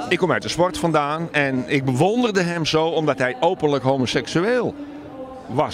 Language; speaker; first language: Dutch; native; Dutch